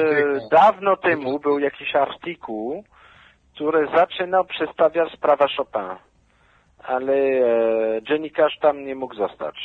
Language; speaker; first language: Polish; non-native, fluent; French